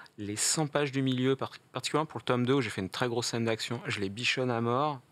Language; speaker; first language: French; native; French